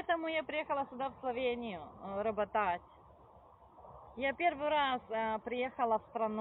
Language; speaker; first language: Russian; non-native, local second language; Ukrainian